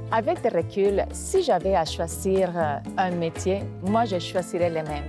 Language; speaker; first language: French; non-native, fluent; Spanish